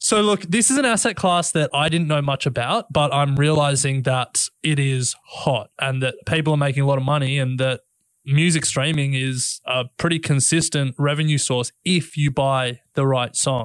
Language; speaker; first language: English; native; English